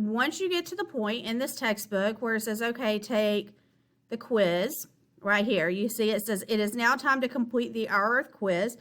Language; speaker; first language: English; native; English